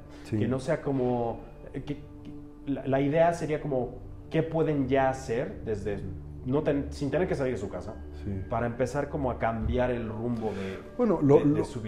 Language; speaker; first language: Spanish; native; Spanish